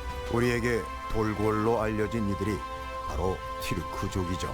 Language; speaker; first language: Korean; native; Korean